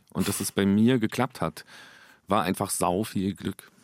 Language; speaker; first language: German; native; German